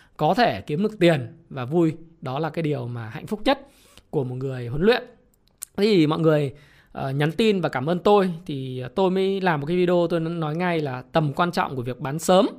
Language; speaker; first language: Vietnamese; native; Vietnamese